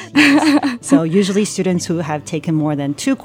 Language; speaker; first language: English; early bilingual, other home language; Chinese